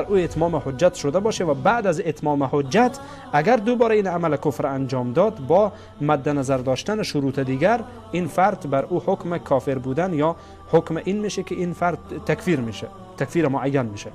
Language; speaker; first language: Persian; native; Persian